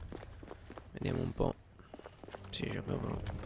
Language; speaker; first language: Italian; native; Italian